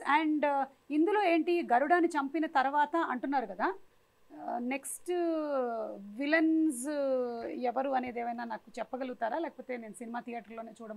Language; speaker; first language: Telugu; native; Telugu